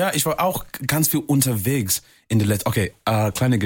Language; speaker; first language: German; non-native, fluent; English